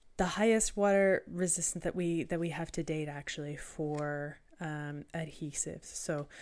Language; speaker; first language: English; native; English